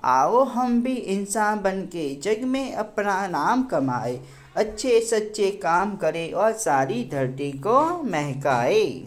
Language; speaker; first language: Hindi; non-native, local second language; Gujarati